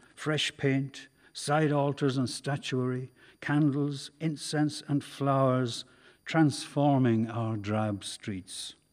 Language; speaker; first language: English; native; English